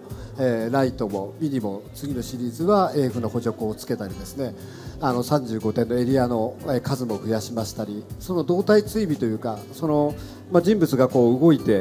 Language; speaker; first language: Japanese; native; Japanese